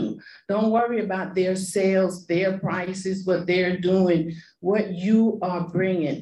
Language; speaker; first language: English; non-native, fluent; Spanish